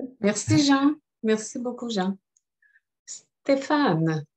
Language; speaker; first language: French; native; French